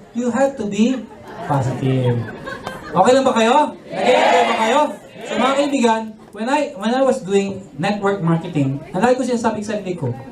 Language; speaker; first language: Filipino; non-native, local second language; Pangasinan